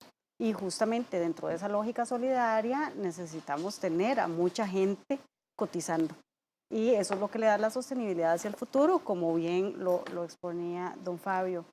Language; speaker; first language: Spanish; native; Spanish